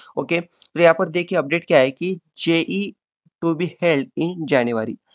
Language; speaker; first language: Hindi; non-native, local second language; Marathi